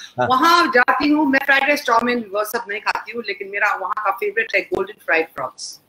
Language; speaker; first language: Hindi; non-native, local second language; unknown